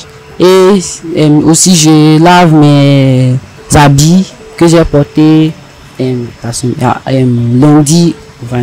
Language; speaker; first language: French; non-native, learner; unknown